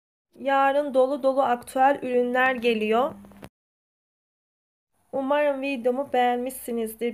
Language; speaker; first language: Turkish; native; Turkish